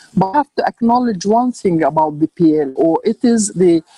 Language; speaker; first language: English; non-native, fluent; Arabic